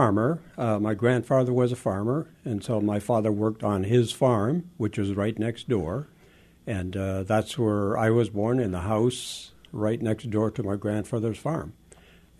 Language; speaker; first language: English; early bilingual, other home language; Western Frisian